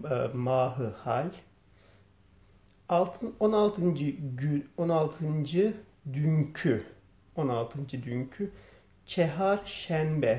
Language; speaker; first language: Turkish; native; Turkish